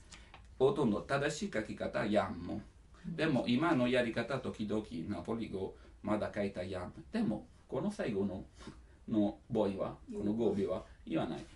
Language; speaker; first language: Japanese; non-native, learner; Italian